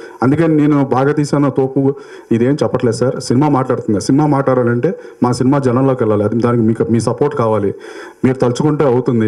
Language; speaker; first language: Telugu; native; Telugu